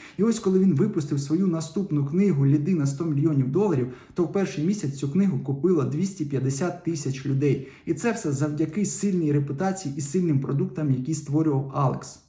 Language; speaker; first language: Ukrainian; native; Ukrainian